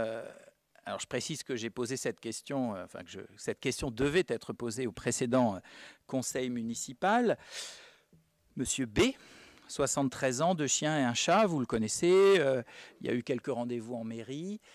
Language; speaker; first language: French; native; French